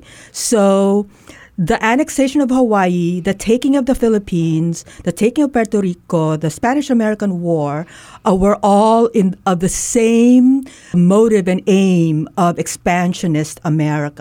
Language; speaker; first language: English; non-native, local second language; Waray